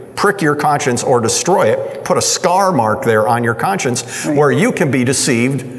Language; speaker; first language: English; native; English